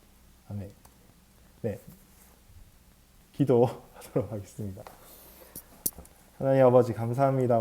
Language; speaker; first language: Korean; native; Korean